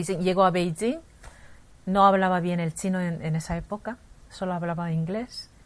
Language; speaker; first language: Spanish; non-native, fluent; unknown